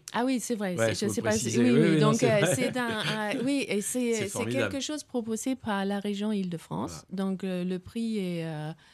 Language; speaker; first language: French; non-native, fluent; Danish